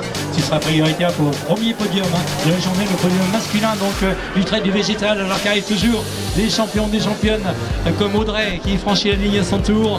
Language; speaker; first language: French; native; French